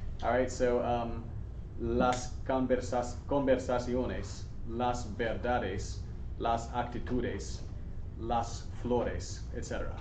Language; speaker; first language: Spanish; non-native, fluent; English